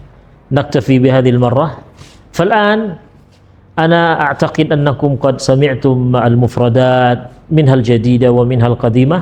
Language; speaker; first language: Arabic; non-native, fluent; Indonesian